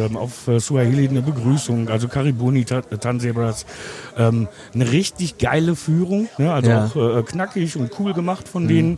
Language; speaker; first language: German; native; German